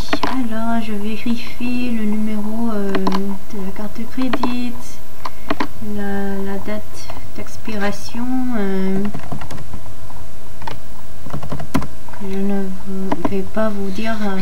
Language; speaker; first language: French; non-native, learner; English